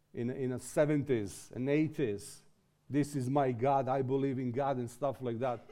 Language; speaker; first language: English; non-native, fluent; Serbian